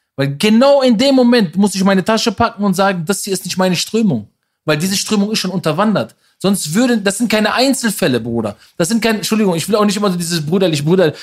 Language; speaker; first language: German; early bilingual, other home language; Persian